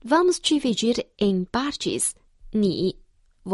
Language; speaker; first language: Portuguese; non-native, fluent; Chinese